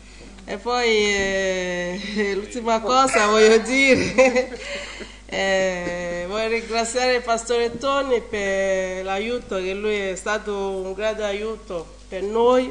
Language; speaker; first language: Italian; non-native, learner; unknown